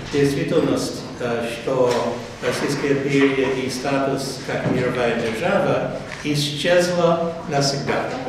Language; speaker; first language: Russian; non-native, fluent; English